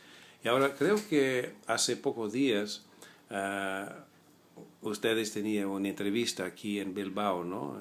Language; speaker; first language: Spanish; non-native, fluent; English